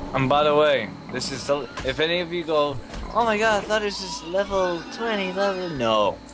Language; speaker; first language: English; native; English